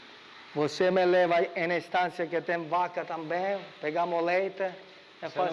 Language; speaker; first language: Portuguese; non-native, learner; Italian